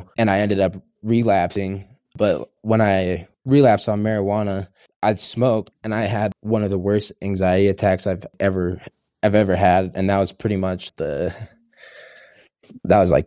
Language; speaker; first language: English; native; English